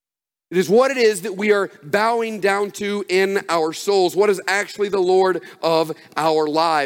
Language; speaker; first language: English; native; English